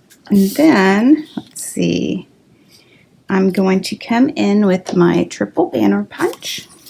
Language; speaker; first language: English; native; English